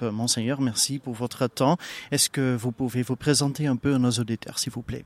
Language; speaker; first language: French; non-native, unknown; Dutch